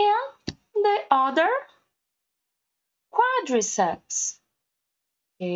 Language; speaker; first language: English; non-native, learner; Portuguese